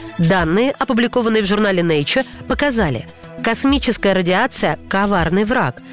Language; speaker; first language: Russian; native; Russian